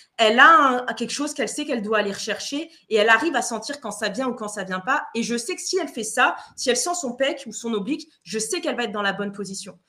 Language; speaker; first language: French; non-native, fluent; Spanish